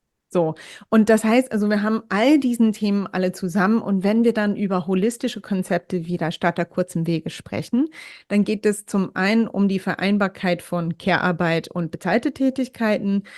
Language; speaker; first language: German; non-native, fluent; English